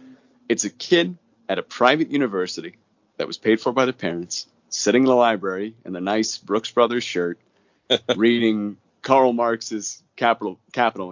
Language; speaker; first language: English; native; English